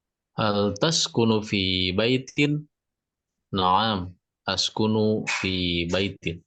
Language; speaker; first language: Arabic; non-native, learner; Indonesian